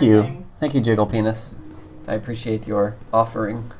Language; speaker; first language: English; native; English